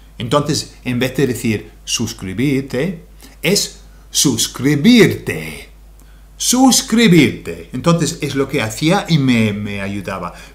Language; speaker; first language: Spanish; non-native, fluent; English